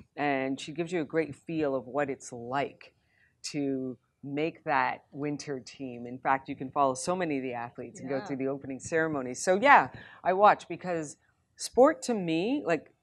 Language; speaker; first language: English; native; English